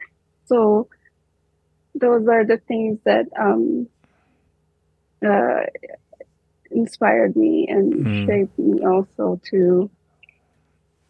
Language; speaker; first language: English; non-native, local second language; Filipino